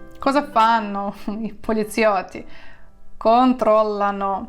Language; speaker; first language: Italian; non-native, fluent; Ukrainian